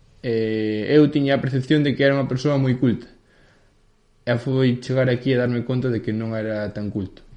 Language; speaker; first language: Galician; early bilingual, other home language; Spanish